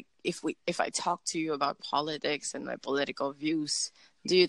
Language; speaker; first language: English; non-native, local second language; Filipino